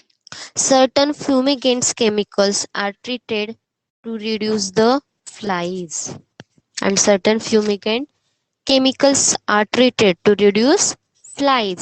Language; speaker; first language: English; non-native, local second language; Hindi